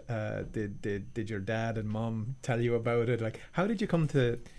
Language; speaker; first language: English; native; English